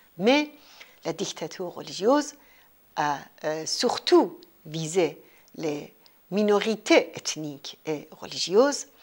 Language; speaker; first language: French; non-native, fluent; Persian